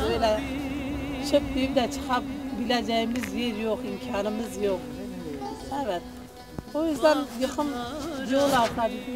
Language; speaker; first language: Turkish; non-native, local second language; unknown